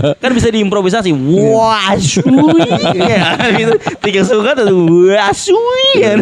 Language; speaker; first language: Indonesian; non-native, local second language; Malay